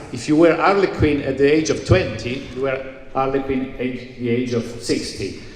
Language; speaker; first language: English; non-native, fluent; Italian